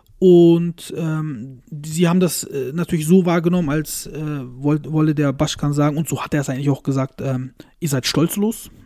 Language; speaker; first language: German; early bilingual, other home language; Turkish